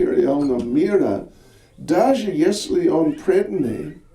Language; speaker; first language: Russian; non-native, learner; English